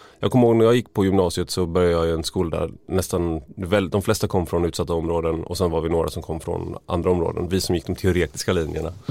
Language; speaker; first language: Swedish; native; Swedish